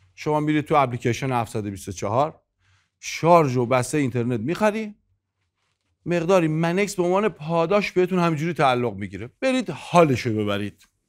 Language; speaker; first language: Persian; native; Persian